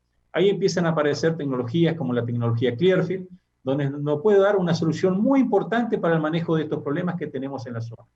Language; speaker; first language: Spanish; native; Spanish